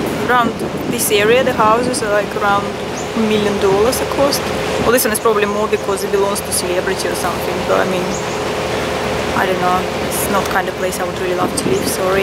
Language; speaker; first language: English; non-native, fluent; Russian